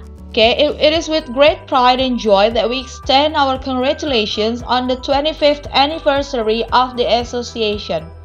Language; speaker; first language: English; non-native, fluent; Indonesian